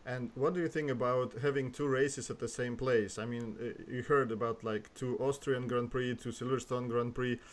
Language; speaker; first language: English; non-native, learner; Russian